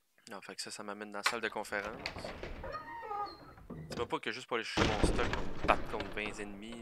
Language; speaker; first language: French; native; French